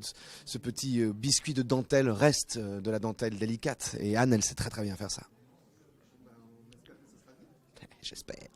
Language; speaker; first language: French; native; French